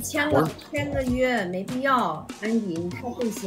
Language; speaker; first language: Chinese; native; Chinese